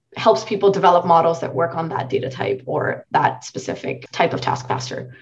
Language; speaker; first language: English; non-native, local second language; Marathi